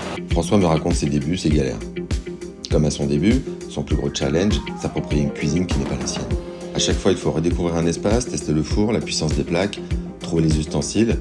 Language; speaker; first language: French; native; French